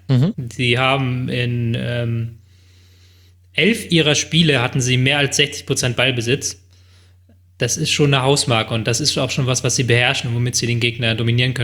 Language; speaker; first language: German; native; German